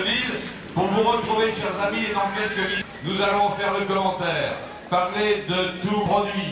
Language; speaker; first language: French; native; French